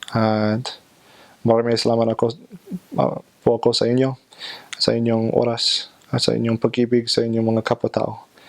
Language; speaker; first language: Filipino; non-native, fluent; English